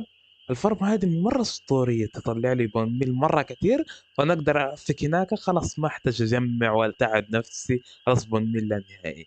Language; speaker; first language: Arabic; native; Arabic